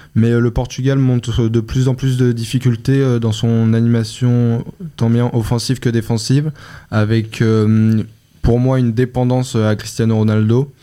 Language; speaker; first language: French; native; French